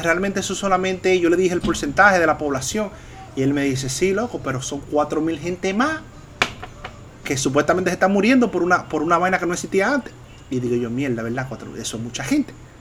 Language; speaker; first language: Spanish; early bilingual, heritage; Spanish